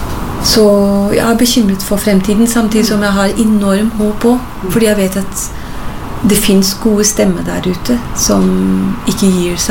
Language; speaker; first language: Norwegian; non-native, fluent; English